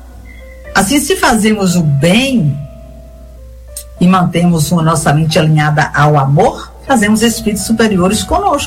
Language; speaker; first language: Portuguese; native; Portuguese